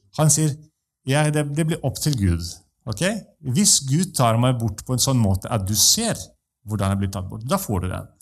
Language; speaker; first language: Norwegian; non-native, fluent; Russian